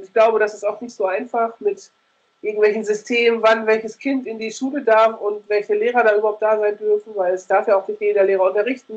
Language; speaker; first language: German; native; German